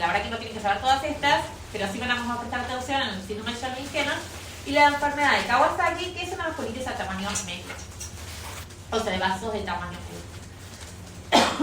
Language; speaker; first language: Spanish; native; Spanish